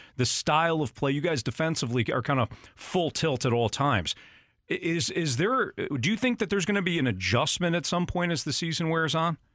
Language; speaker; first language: English; native; English